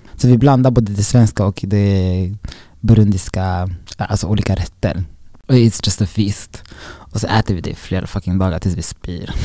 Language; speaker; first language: Swedish; early bilingual, other home language; Rundi